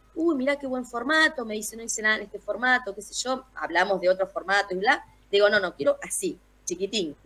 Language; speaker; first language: Spanish; native; Spanish